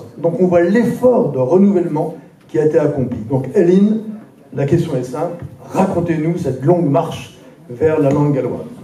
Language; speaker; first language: French; native; French